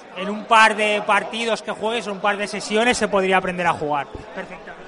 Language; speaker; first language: Spanish; non-native, local second language; Catalan